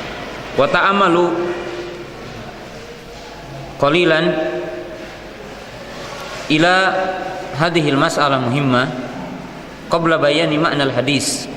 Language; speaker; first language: Arabic; non-native, fluent; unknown